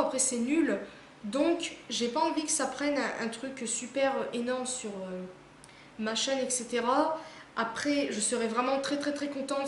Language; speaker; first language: French; native; French